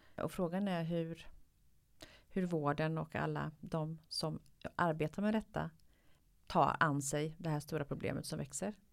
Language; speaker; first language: Swedish; native; Swedish